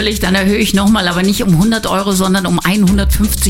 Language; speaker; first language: German; native; German